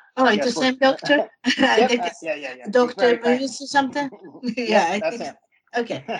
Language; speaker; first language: English; non-native, learner; Japanese